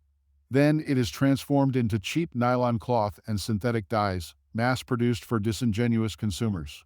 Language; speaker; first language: English; native; English